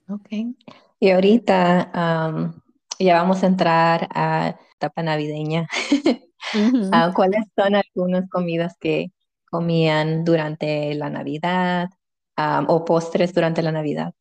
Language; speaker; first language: Spanish; early bilingual, heritage; Spanish